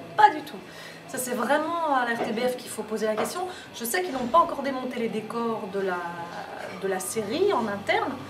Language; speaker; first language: French; native; French